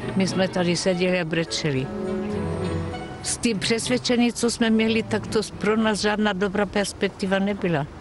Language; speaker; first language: Czech; non-native, local second language; German